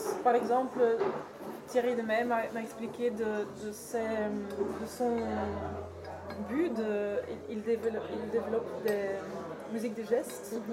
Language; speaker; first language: French; non-native, learner; Dutch